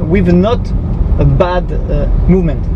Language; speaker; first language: English; non-native, learner; French